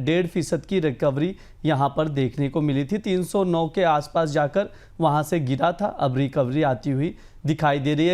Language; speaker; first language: Hindi; native; Hindi